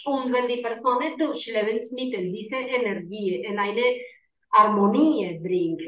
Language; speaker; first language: German; non-native, learner; Spanish